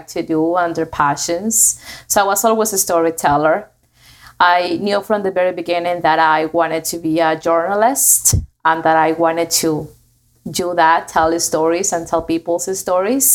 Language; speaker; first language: English; non-native, fluent; Spanish